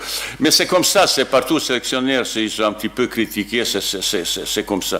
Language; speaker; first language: French; non-native, learner; Bosnian